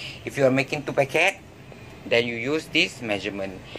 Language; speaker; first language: English; non-native, local second language; Malay